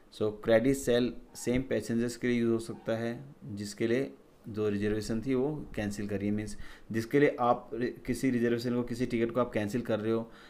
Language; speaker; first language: Hindi; native; Hindi